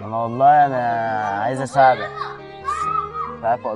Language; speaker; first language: Arabic; native; Arabic